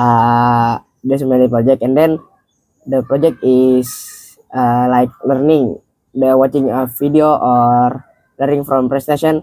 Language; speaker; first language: English; non-native, learner; Indonesian